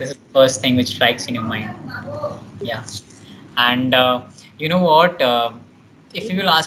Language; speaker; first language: English; non-native, local second language; Hindi